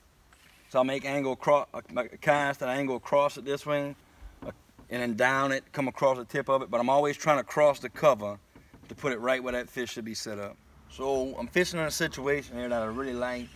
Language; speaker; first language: English; native; English